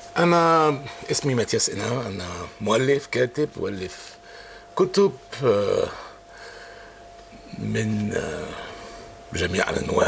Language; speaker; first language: Arabic; non-native, fluent; French